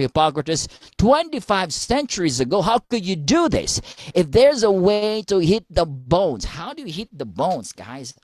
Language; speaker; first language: English; non-native, local second language; Filipino